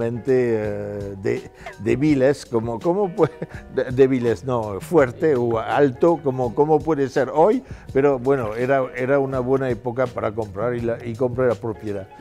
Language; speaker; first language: Spanish; non-native, fluent; French